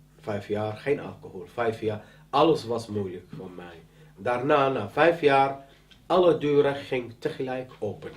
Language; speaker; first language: Dutch; non-native, learner; Arabic